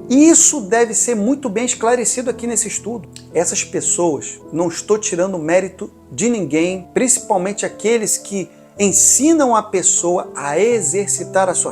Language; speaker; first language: Portuguese; native; Portuguese